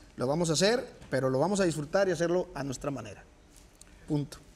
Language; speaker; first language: Spanish; native; Spanish